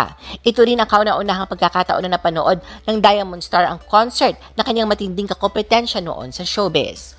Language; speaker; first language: Filipino; native; Filipino